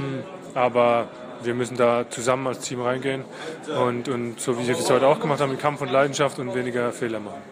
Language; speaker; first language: German; native; German